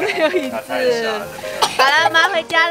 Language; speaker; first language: Chinese; native; Chinese